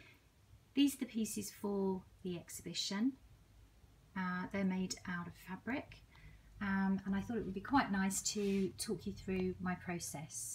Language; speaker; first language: English; native; English